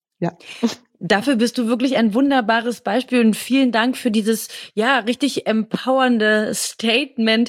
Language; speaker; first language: German; native; German